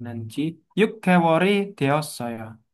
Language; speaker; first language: Korean; non-native, learner; Indonesian